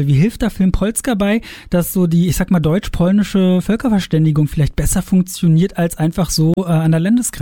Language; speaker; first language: German; native; German